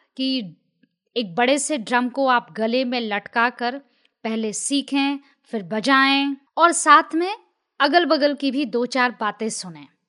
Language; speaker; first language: Hindi; native; Hindi